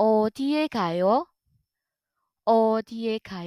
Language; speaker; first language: Korean; non-native, fluent; Indonesian